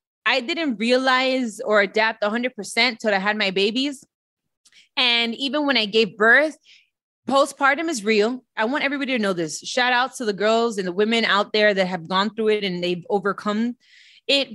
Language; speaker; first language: English; early bilingual, other home language; Spanish